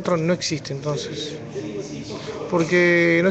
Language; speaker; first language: Spanish; native; Spanish